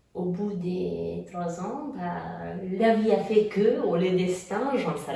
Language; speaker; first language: French; non-native, fluent; Romanian